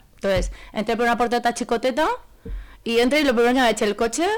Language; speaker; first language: Spanish; non-native, local second language; Catalan